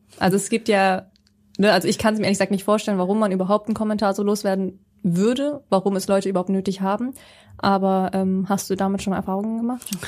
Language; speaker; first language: German; early bilingual, other home language; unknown